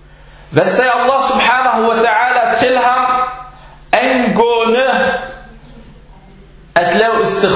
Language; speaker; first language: Danish; non-native, fluent; Arabic